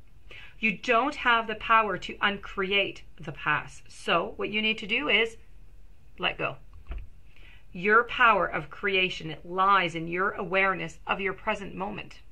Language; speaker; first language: English; non-native, local second language; French